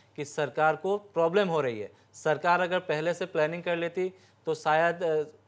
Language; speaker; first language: Hindi; native; Hindi